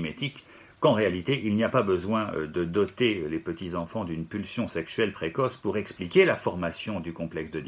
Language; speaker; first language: French; native; French